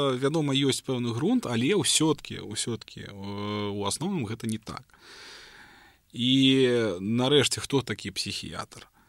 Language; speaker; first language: Belarusian; non-native, local second language; Russian